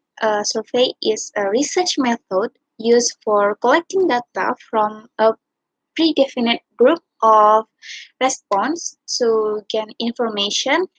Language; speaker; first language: English; non-native, learner; Indonesian